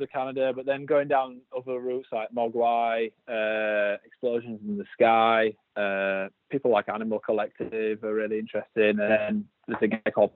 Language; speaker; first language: English; native; English